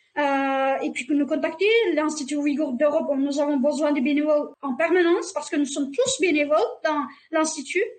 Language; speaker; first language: French; non-native, fluent; Uyghur